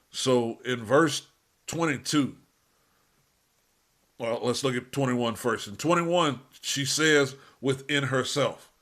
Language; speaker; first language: English; native; English